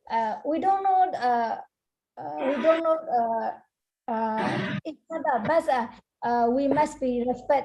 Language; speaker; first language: English; non-native, learner; Burmese